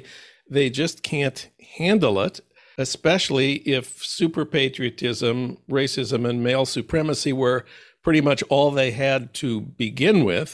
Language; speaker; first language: English; native; English